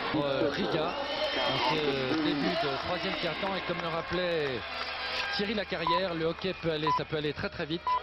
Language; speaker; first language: French; native; French